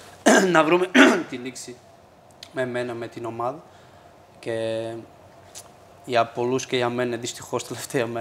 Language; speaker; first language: Greek; non-native, fluent; Portuguese